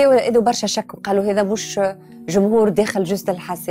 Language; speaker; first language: Arabic; native; Arabic